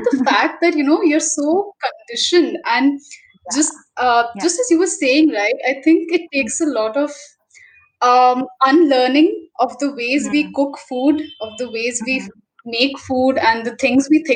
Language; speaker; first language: English; non-native, local second language; Bangla